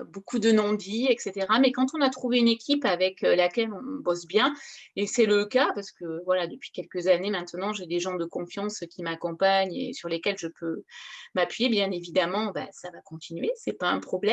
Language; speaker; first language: French; native; French